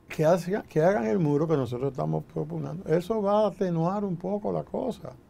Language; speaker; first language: Spanish; native; Spanish